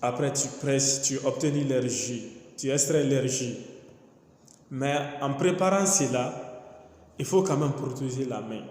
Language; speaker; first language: French; non-native, local second language; Mandingo